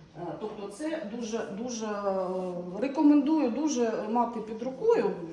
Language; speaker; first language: Ukrainian; non-native, local second language; Russian